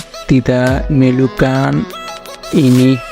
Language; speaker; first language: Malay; non-native, fluent; Nepali